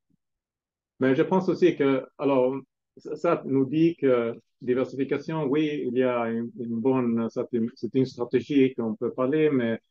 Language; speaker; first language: French; non-native, fluent; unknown